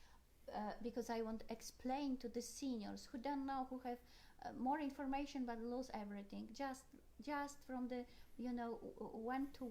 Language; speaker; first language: English; non-native, learner; Polish